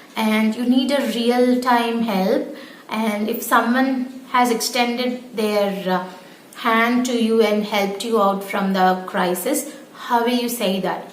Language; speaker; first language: English; non-native, local second language; Telugu